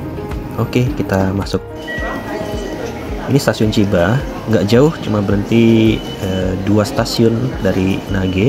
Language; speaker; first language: Indonesian; native; Indonesian